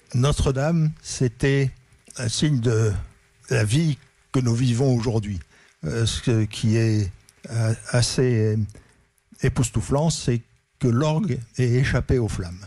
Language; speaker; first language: French; native; French